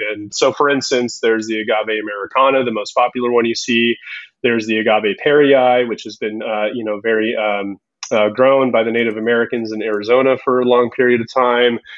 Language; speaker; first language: English; early bilingual, other home language; Spanish